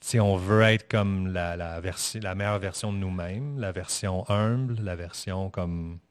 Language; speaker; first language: French; native; French